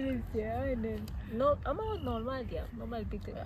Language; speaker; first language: Turkish; non-native, fluent; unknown